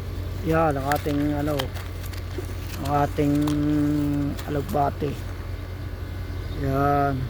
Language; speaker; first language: Filipino; native; Filipino